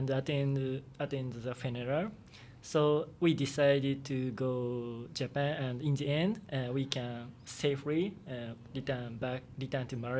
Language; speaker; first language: English; non-native, learner; Japanese